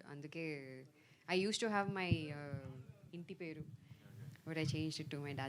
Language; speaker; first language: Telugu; non-native, fluent; Tamil